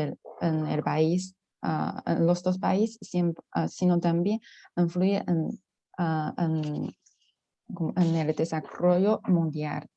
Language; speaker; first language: Spanish; non-native, fluent; Chinese